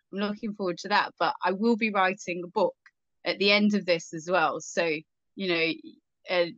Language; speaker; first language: English; native; English